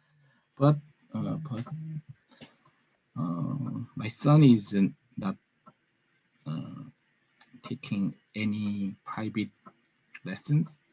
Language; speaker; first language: English; non-native, learner; Korean